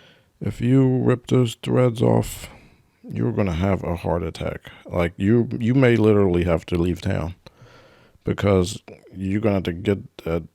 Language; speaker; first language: English; native; English